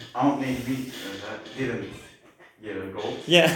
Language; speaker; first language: English; non-native, learner; Turkish